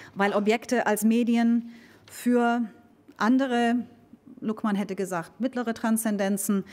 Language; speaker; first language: German; native; German